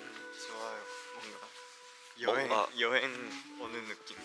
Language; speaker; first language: Korean; non-native, fluent; Japanese